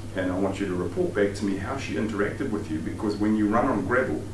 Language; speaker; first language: English; native; English